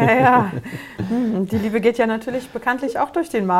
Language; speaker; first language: German; native; German